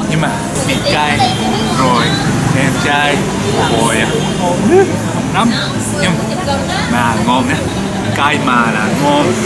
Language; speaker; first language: Vietnamese; non-native, learner; Japanese